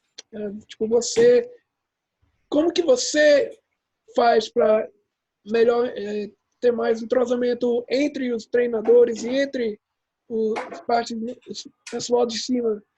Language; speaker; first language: Portuguese; early bilingual, heritage; English